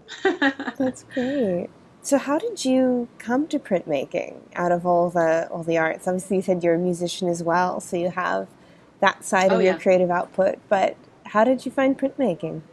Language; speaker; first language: English; native; English